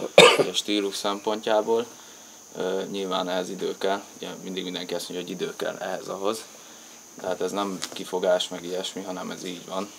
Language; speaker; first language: Hungarian; native; Hungarian